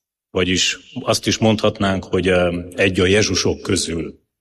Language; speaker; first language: Hungarian; native; Hungarian